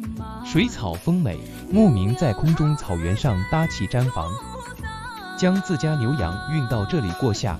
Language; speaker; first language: Chinese; native; Chinese